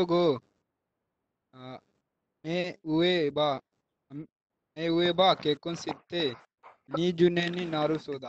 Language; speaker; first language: Japanese; non-native, learner; Hindi